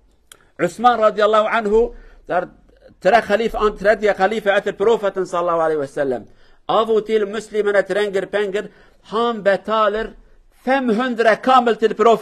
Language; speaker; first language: Norwegian; non-native, learner; Kurdish